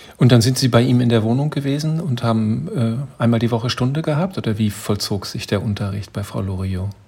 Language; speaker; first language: German; native; German